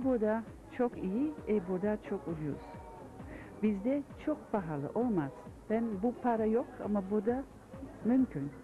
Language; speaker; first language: Turkish; non-native, learner; Dutch